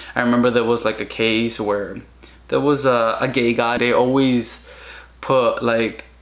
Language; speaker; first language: English; early bilingual, other home language; Spanish